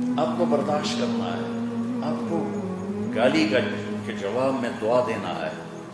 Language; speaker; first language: Urdu; non-native, local second language; Punjabi